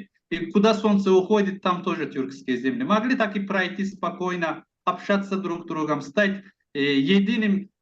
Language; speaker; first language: Russian; non-native, local second language; Azerbaijani